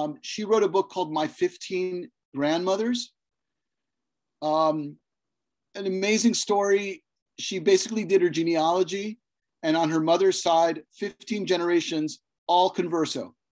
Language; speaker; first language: English; native; English